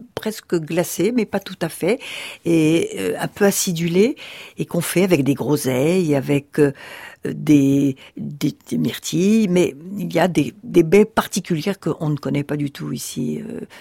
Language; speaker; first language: French; early bilingual, other home language; Russian